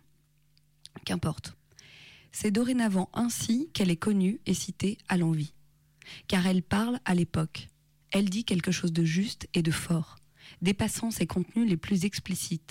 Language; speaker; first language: French; native; French